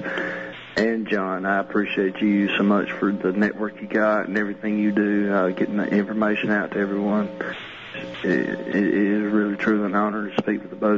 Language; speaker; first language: English; native; English